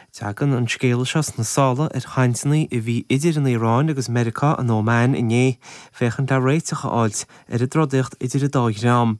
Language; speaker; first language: Irish; native; Irish